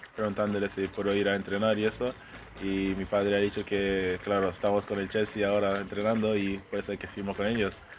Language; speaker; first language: Spanish; non-native, fluent; English